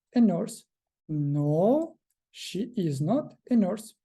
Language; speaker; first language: English; non-native, fluent; Ukrainian